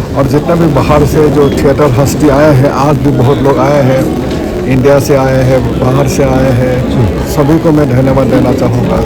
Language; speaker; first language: Hindi; non-native, local second language; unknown